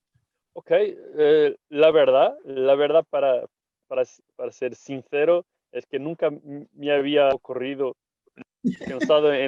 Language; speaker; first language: Spanish; non-native, fluent; Portuguese